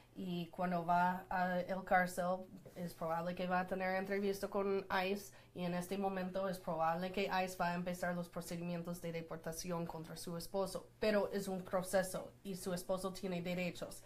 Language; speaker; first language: Spanish; non-native, fluent; English